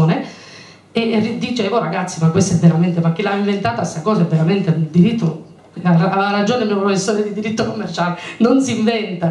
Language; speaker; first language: Italian; native; Italian